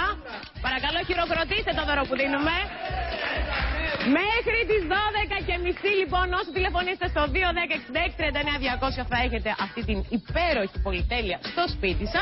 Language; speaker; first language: Greek; native; Greek